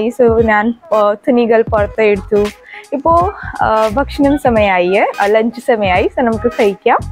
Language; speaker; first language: Malayalam; non-native, learner; Hindi